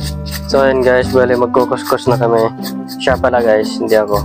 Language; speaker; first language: Filipino; native; Filipino